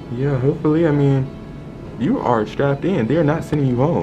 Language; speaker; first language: English; native; English